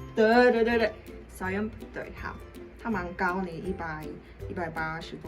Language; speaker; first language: Chinese; non-native, fluent; Mongolian